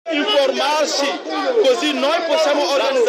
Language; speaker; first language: Italian; non-native, fluent; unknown